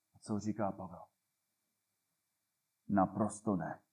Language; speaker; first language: Czech; non-native, fluent; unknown